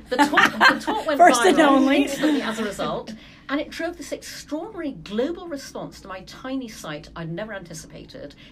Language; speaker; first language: English; early bilingual, other home language; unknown